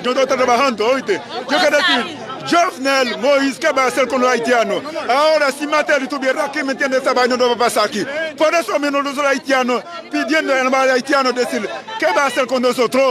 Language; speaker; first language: Spanish; non-native, learner; Haitian Creole